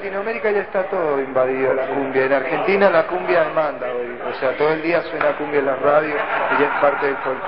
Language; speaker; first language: Spanish; native; Spanish